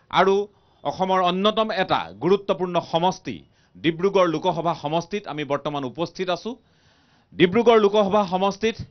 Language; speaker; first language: Assamese; native; Assamese